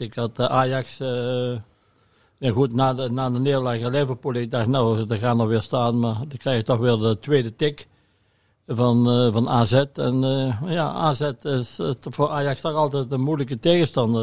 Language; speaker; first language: Dutch; native; Dutch